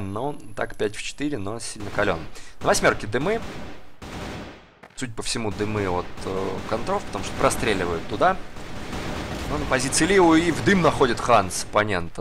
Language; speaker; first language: Russian; native; Russian